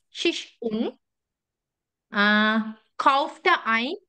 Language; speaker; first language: German; non-native, learner; Sinhala